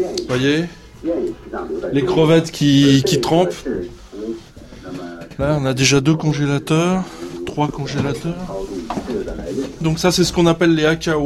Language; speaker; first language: French; native; French